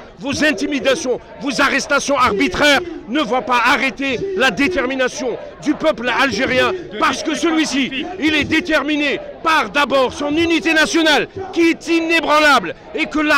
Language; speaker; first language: French; non-native, local second language; Arabic